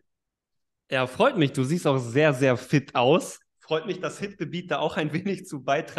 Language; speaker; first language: German; native; German